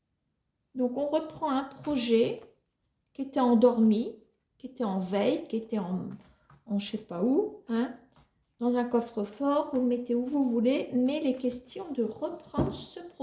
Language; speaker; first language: French; native; French